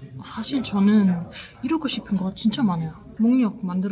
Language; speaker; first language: Korean; non-native, learner; German